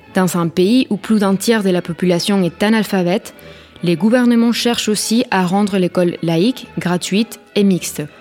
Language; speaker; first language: French; non-native, fluent; Spanish